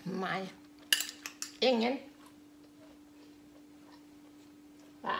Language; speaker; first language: Norwegian; non-native, learner; Thai